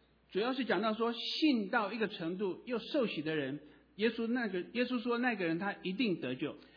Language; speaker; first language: Chinese; native; Chinese